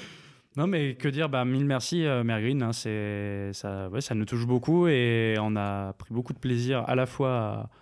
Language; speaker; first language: French; native; French